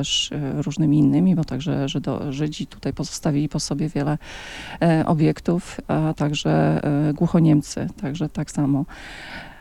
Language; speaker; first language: Polish; native; Polish